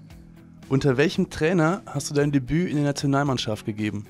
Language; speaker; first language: German; native; German